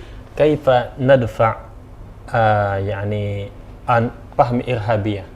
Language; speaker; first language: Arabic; non-native, learner; Indonesian